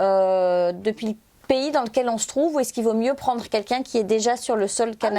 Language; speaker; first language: French; native; French